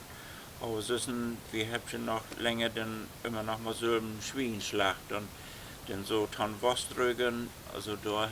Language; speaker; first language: German; non-native, local second language; Low German